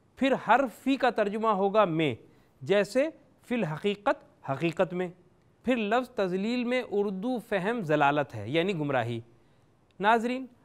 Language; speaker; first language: Urdu; native; Urdu